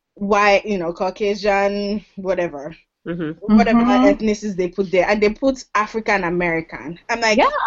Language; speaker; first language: English; non-native, local second language; Yoruba